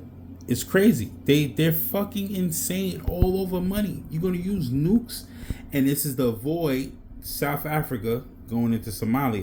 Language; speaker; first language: English; native; English